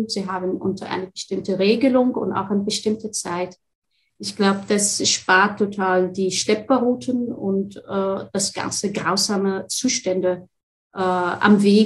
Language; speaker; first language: German; non-native, fluent; Arabic